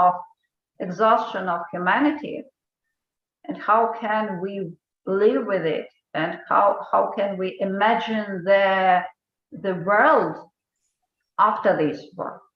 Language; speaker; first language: English; non-native, fluent; Ukrainian